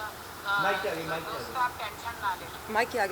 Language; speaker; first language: Hindi; native; Hindi